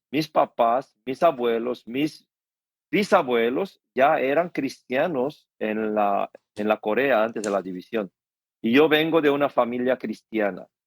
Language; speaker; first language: Spanish; non-native, fluent; Korean